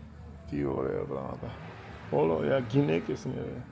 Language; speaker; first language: Greek; non-native, fluent; Armenian